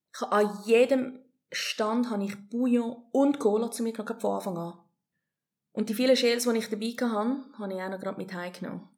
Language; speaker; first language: German; early bilingual, heritage; German